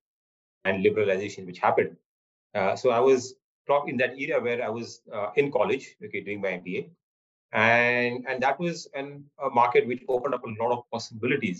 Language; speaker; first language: English; non-native, local second language; Marathi